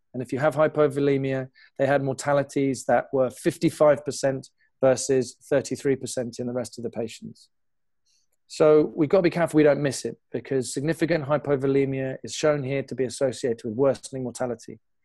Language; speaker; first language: English; native; English